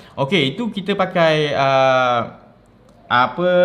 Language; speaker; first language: Malay; native; Malay